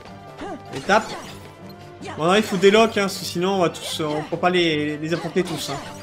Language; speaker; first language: French; native; French